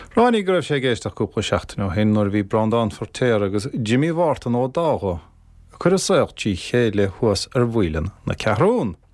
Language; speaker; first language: Irish; native; Irish